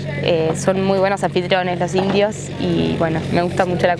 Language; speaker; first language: Spanish; native; Spanish